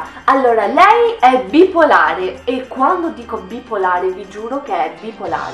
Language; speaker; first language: Italian; native; Italian